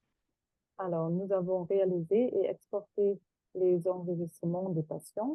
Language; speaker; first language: French; non-native, fluent; German